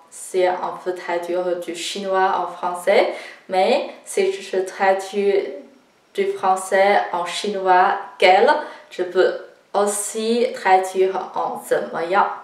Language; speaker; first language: French; non-native, fluent; Chinese